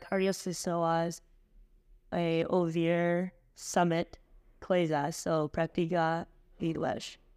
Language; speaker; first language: Portuguese; non-native, learner; English